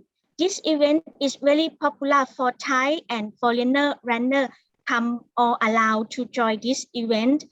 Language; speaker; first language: English; non-native, learner; Thai